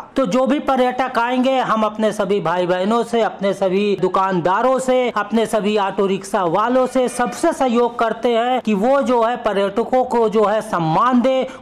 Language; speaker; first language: Hindi; native; Hindi